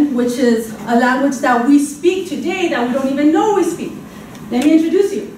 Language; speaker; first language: English; native; English